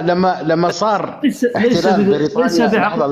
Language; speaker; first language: Arabic; native; Arabic